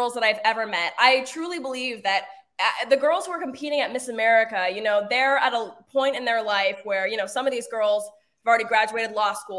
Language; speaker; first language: English; native; English